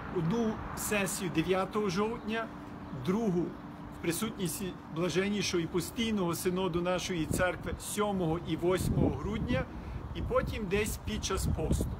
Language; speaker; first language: Ukrainian; early bilingual, heritage; Ukrainian